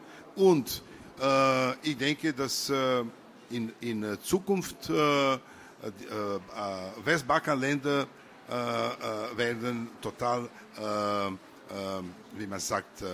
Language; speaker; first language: German; non-native, learner; Serbian